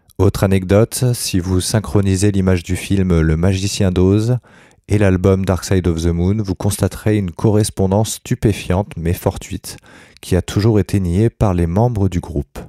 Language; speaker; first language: French; native; French